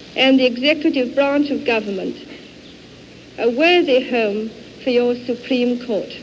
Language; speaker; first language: English; native; English